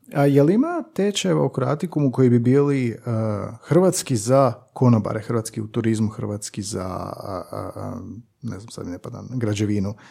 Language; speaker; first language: Croatian; native; Croatian